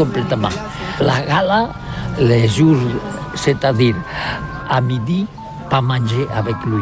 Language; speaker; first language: French; non-native, learner; Catalan